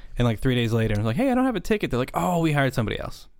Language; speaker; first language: English; native; English